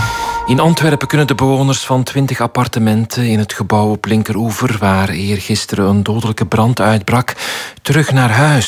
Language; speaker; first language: Dutch; native; Dutch